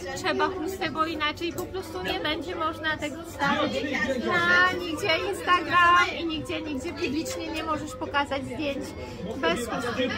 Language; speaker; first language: Polish; native; Polish